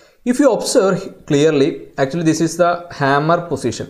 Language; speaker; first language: English; non-native, local second language; Malayalam